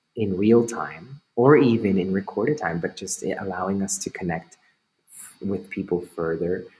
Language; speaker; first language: English; native; English